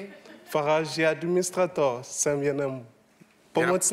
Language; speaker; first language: Czech; non-native, learner; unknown